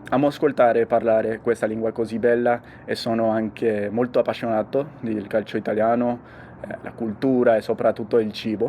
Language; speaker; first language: Italian; non-native, fluent; English